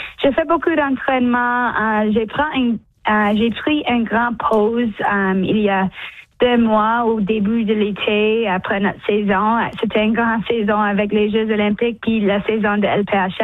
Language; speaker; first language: French; non-native, local second language; English